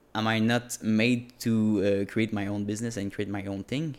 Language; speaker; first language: English; non-native, fluent; French